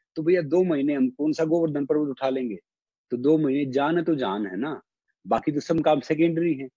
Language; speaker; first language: Hindi; native; Hindi